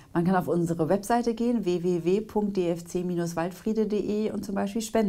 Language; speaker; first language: German; native; German